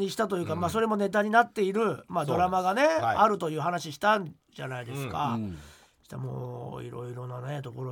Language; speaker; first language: Japanese; native; Japanese